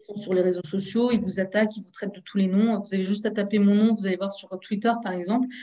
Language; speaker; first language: French; early bilingual, other home language; Turkish